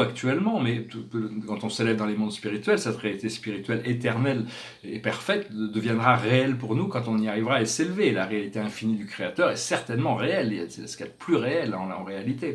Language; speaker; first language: French; native; French